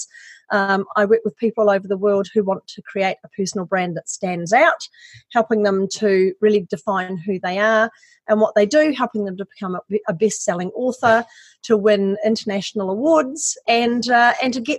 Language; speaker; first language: English; native; English